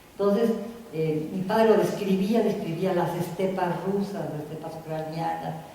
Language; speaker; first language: Spanish; native; Spanish